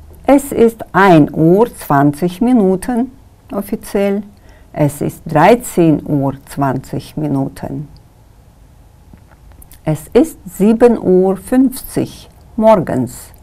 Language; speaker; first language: German; non-native, fluent; Kyrgyz